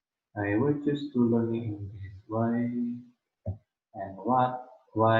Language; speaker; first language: English; non-native, learner; Indonesian